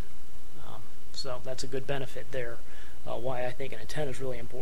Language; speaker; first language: English; native; English